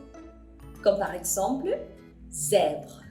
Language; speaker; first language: French; non-native, fluent; Spanish